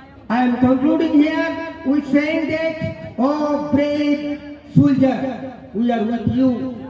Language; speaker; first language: English; non-native, local second language; Bangla